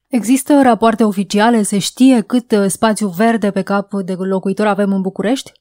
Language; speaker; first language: Romanian; native; Romanian